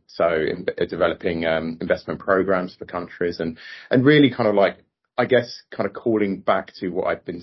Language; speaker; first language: English; native; English